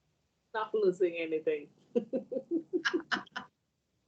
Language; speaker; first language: English; non-native, learner; Vietnamese